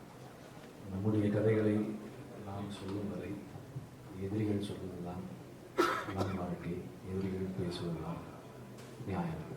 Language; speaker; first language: Tamil; native; Tamil